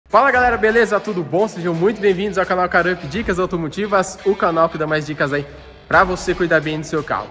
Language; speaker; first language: Portuguese; native; Portuguese